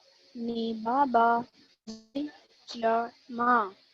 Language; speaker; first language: Chinese; non-native, learner; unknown